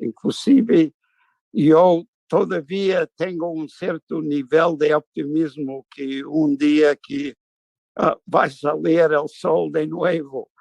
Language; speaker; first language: Spanish; non-native, fluent; English